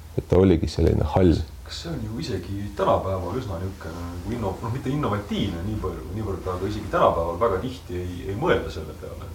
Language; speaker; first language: Estonian; non-native, local second language; Russian